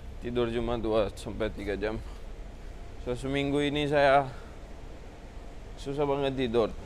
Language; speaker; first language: Indonesian; non-native, fluent; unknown